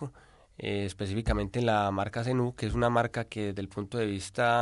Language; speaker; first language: Spanish; native; Spanish